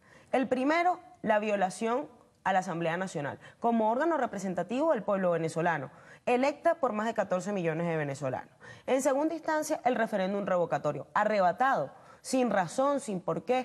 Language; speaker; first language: Spanish; native; Spanish